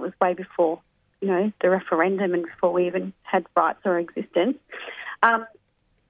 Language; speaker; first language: English; native; English